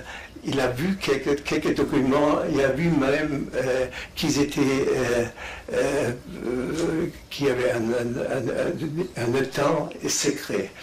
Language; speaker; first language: French; non-native, fluent; German